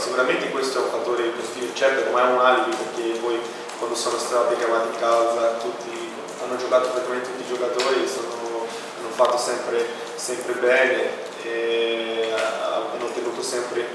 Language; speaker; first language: Italian; non-native, fluent; Portuguese